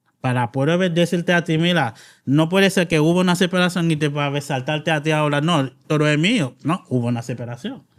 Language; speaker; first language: Spanish; non-native, fluent; Haitian Creole